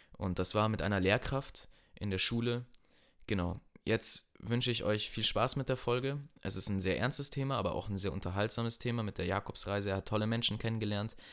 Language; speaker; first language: German; native; German